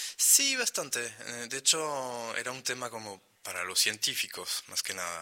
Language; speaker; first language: Spanish; non-native, fluent; French